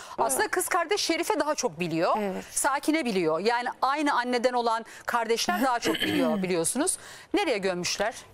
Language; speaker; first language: Turkish; native; Turkish